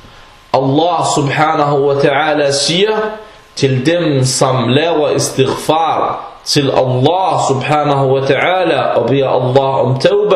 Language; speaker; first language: Danish; non-native, fluent; Arabic